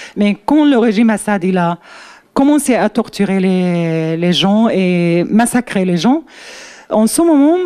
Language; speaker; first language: French; non-native, learner; Arabic